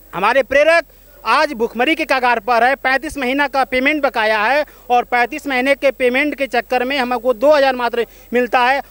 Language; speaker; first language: Hindi; native; Hindi